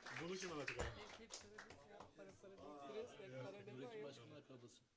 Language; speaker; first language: Turkish; native; Turkish